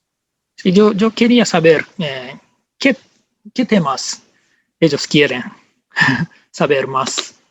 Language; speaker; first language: Spanish; non-native, learner; Japanese